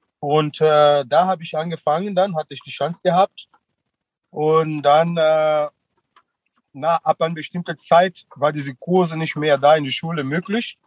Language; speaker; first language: German; non-native, fluent; Portuguese